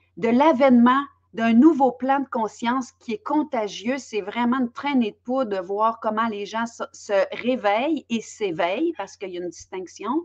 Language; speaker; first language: French; native; French